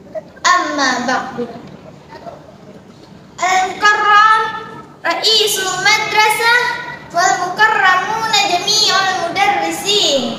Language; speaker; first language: Arabic; non-native, learner; Indonesian